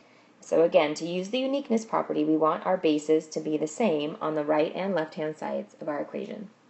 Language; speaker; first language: English; native; English